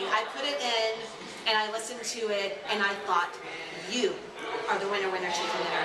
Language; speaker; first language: English; native; English